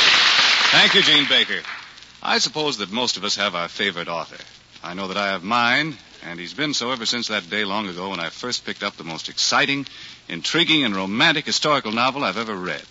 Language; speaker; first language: English; native; English